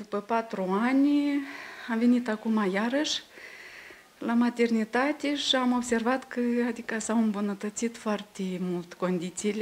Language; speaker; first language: Romanian; native; Romanian